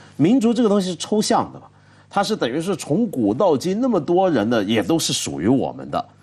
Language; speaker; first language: Chinese; native; Chinese